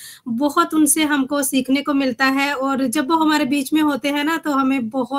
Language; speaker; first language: Hindi; native; Hindi